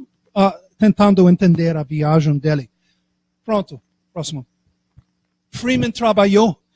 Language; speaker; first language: Portuguese; non-native, fluent; English